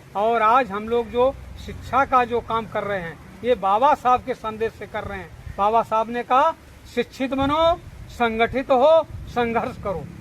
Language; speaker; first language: Hindi; native; Hindi